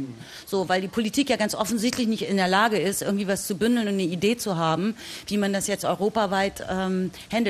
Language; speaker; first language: German; native; German